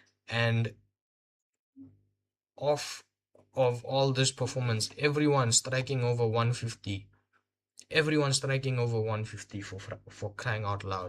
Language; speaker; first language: English; non-native, local second language; Hindi